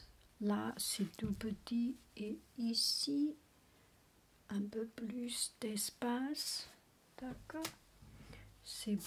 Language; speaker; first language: French; non-native, learner; Chinese